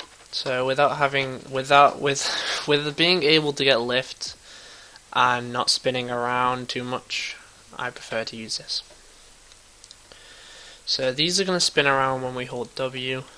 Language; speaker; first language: English; native; English